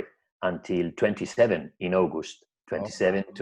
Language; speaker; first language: English; non-native, learner; Spanish